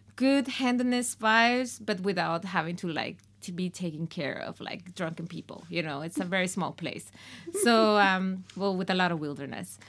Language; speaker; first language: English; non-native, fluent; Spanish